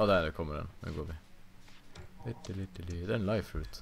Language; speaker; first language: Swedish; native; Swedish